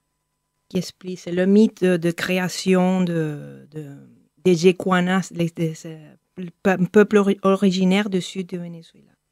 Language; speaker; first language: French; non-native, fluent; Spanish